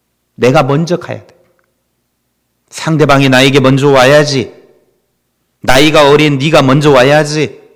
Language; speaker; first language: Korean; native; Korean